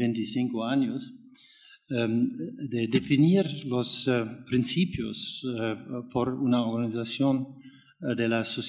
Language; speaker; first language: Spanish; non-native, fluent; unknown